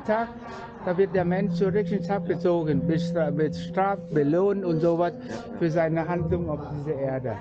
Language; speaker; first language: German; non-native, fluent; Vietnamese